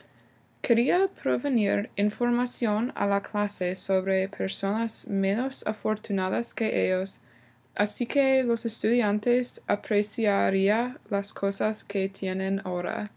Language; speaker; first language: Spanish; non-native, learner; English